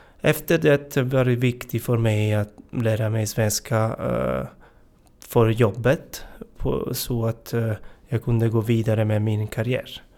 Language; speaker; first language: Swedish; non-native, learner; Italian